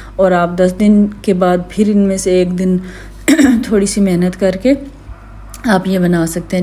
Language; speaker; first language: Urdu; native; Urdu